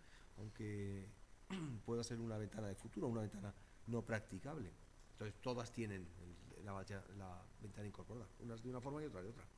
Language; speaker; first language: Spanish; native; Spanish